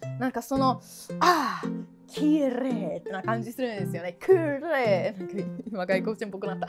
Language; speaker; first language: Japanese; non-native, fluent; Italian